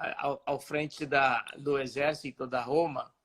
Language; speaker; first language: Portuguese; non-native, fluent; Spanish